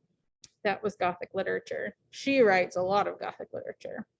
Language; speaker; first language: English; native; English